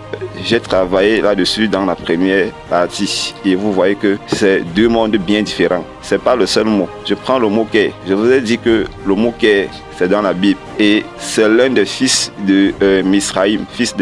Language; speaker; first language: French; non-native, local second language; Kongo